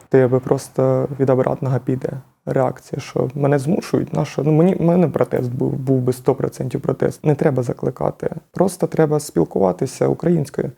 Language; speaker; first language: Ukrainian; non-native, local second language; Russian